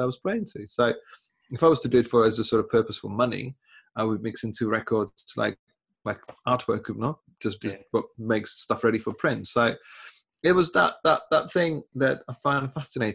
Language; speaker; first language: English; non-native, fluent; Czech